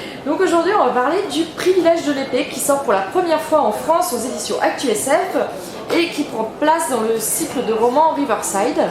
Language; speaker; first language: French; native; French